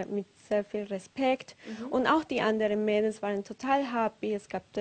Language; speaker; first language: German; non-native, learner; Spanish